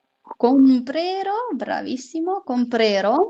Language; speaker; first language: Italian; non-native, fluent; Urdu